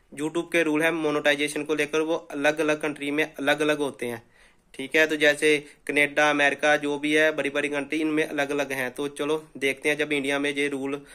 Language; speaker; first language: Hindi; native; Hindi